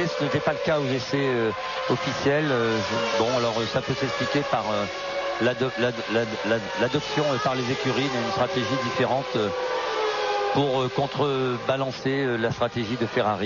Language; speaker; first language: French; native; French